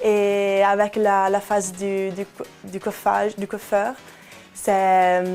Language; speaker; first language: French; non-native, local second language; Italian